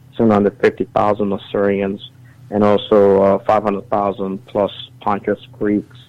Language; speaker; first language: English; early bilingual, other home language; Assyrian Neo-Aramaic